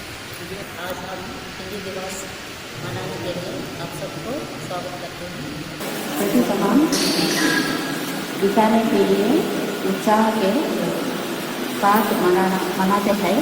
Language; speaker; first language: Hindi; non-native, local second language; Telugu